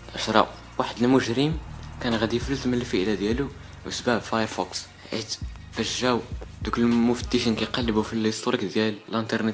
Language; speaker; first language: Arabic; native; Arabic